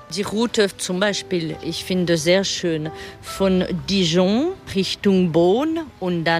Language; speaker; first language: German; non-native, fluent; French